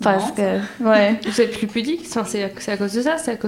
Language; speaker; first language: French; native; French